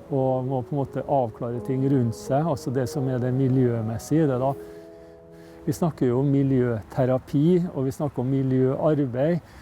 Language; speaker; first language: Norwegian; native; Norwegian